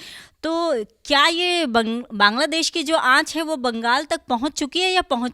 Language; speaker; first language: Hindi; native; Hindi